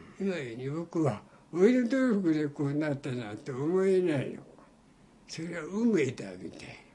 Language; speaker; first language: Japanese; native; Japanese